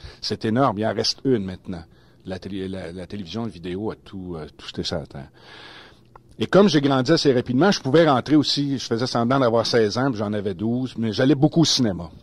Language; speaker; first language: French; native; French